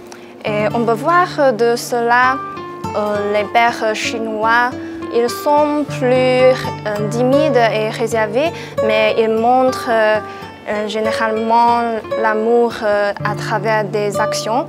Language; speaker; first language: French; non-native, fluent; Chinese